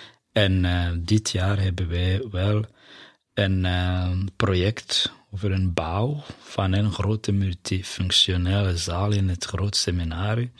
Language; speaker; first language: Dutch; non-native, fluent; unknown